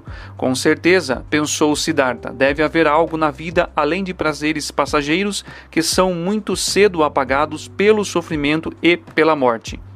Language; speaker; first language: Portuguese; native; Portuguese